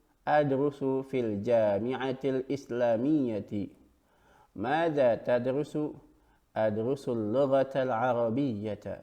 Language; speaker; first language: Arabic; non-native, fluent; Indonesian